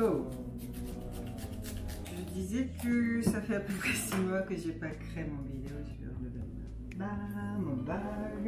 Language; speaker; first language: French; non-native, fluent; Japanese